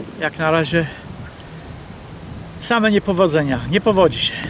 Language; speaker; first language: Polish; native; Polish